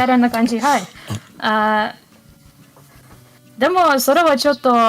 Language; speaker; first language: Japanese; non-native, learner; English